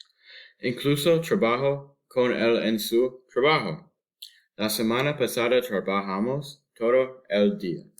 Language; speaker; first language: Spanish; non-native, learner; English